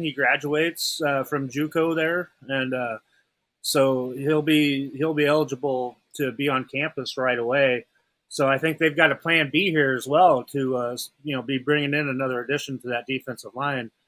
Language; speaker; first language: English; native; English